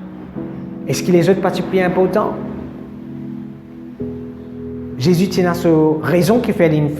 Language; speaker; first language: French; non-native, learner; Morisyen